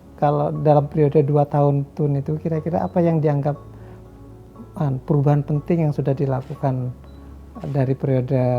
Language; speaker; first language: Indonesian; native; Indonesian